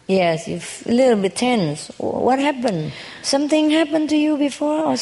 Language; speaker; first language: English; non-native, fluent; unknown